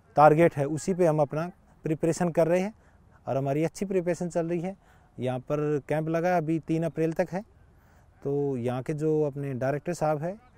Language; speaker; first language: Hindi; non-native, local second language; Gujarati